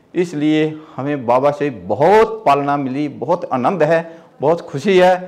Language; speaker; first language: Hindi; native; Hindi